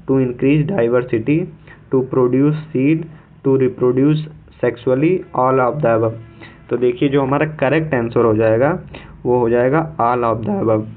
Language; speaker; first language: Hindi; native; Hindi